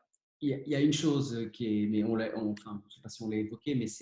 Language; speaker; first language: French; native; French